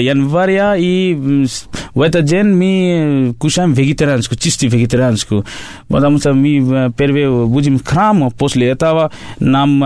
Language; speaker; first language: Russian; non-native, learner; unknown